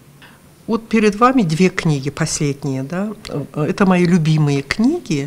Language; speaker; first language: Russian; non-native, local second language; Karachay-Balkar